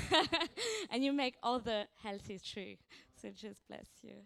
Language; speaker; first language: English; non-native, fluent; French